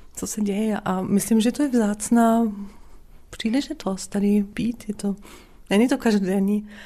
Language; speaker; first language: Czech; non-native, fluent; German